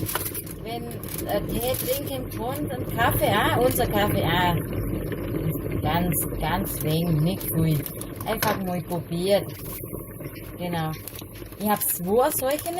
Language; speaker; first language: German; non-native, learner; Thai